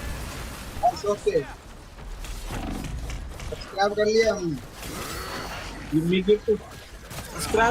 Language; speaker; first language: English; non-native, learner; Hindi